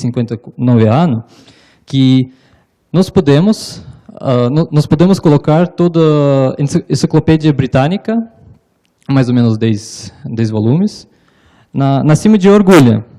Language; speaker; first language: Portuguese; non-native, learner; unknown